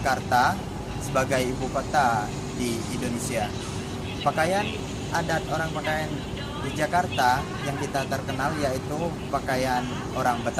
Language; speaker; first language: Indonesian; non-native, learner; Thai